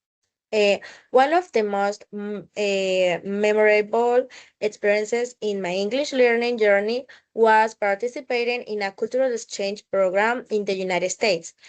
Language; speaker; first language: English; non-native, fluent; Spanish